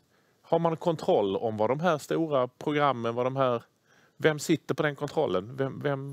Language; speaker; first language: Swedish; native; Swedish